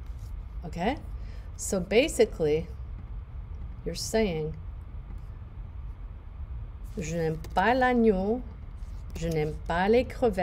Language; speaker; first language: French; non-native, fluent; English